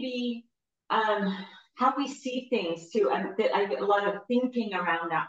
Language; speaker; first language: English; native; English